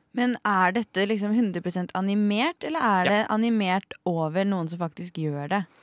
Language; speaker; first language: Norwegian; native; Norwegian